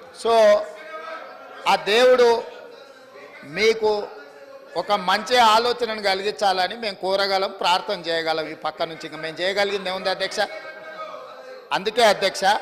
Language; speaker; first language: Telugu; native; Telugu